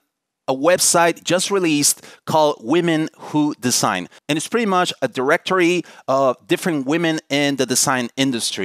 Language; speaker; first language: English; non-native, fluent; Spanish